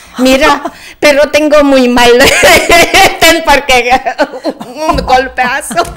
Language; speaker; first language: Spanish; non-native, learner; Polish